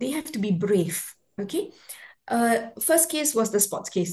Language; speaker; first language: English; non-native, local second language; Malay